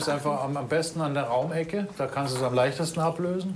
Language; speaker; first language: German; native; German